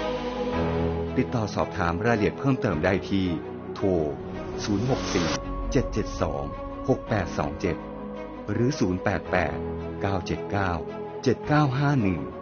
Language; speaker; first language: Thai; native; Thai